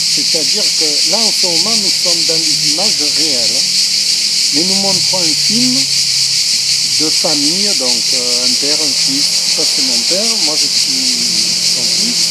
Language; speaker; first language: French; native; French